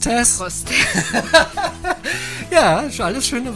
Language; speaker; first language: German; native; German